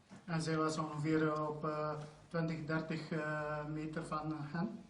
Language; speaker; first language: Dutch; non-native, fluent; Croatian